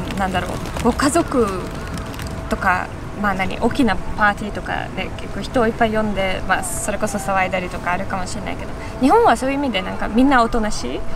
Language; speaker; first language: Japanese; non-native, fluent; Russian